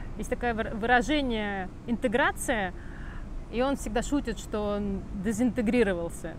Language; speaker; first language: Russian; native; Russian